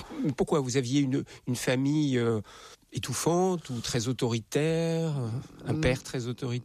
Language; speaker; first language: French; native; French